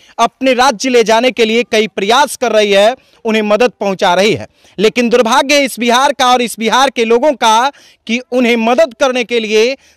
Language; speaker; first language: Hindi; native; Hindi